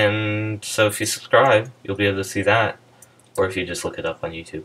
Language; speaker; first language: English; native; English